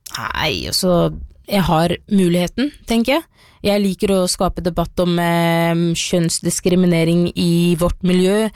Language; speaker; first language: Norwegian; early bilingual, other home language; Somali